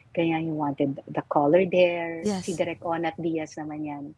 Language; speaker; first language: Filipino; native; Filipino